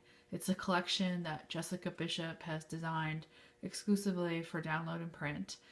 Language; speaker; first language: English; native; English